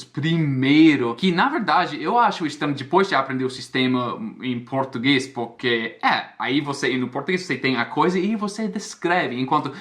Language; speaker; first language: Portuguese; non-native, fluent; English